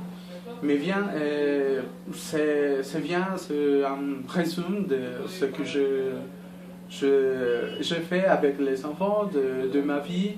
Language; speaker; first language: French; non-native, learner; Spanish